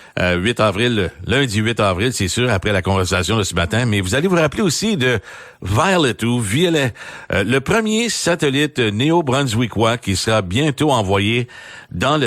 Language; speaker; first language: French; native; French